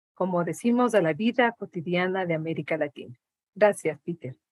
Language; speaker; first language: Spanish; native; Spanish